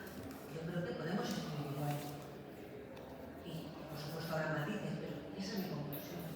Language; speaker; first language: Spanish; native; Spanish